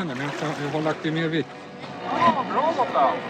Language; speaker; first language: Swedish; native; Swedish